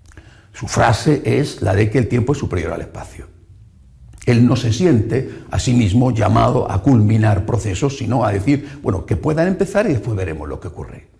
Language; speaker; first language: Spanish; native; Spanish